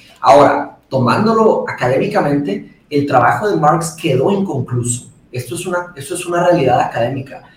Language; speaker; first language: Spanish; early bilingual, other home language; Portuguese